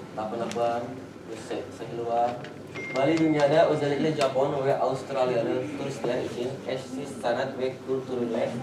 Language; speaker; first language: Turkish; non-native, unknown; Indonesian